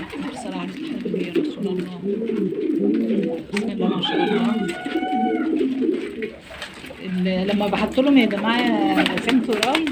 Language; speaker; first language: Arabic; native; Arabic